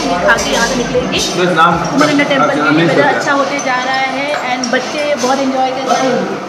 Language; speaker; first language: Hindi; native; Hindi